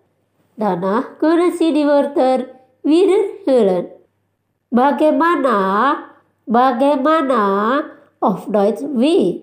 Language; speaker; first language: German; non-native, fluent; Indonesian